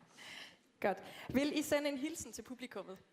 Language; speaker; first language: Danish; native; Danish